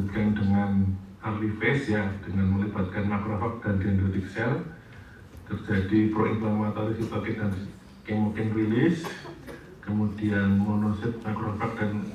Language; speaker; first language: Indonesian; native; Indonesian